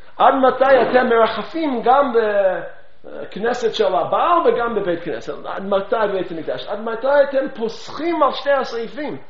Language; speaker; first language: Hebrew; non-native, fluent; English